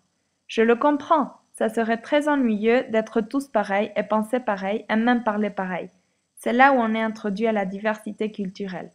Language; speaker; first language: French; non-native, fluent; Spanish